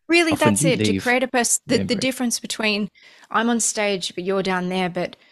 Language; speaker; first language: English; native; English